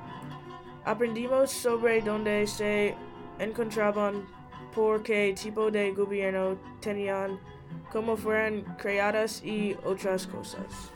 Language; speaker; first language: Spanish; non-native, fluent; English